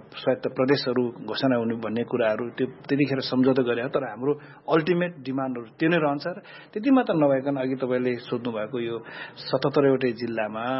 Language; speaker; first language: Nepali; non-native, local second language; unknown